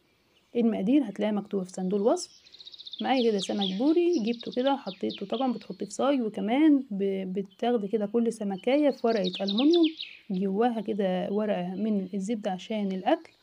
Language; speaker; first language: Arabic; native; Arabic